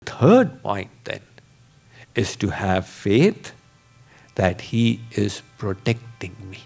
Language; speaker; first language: English; non-native, local second language; Hindi